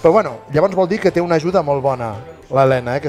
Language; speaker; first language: Catalan; native; Catalan